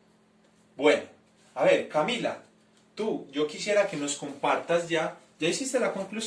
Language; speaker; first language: Spanish; native; Spanish